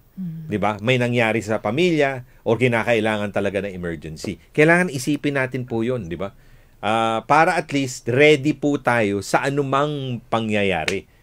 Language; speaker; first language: Filipino; native; Filipino